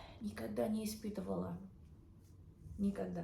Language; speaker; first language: Russian; non-native, learner; English